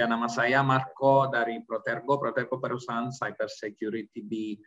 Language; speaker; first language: Indonesian; non-native, learner; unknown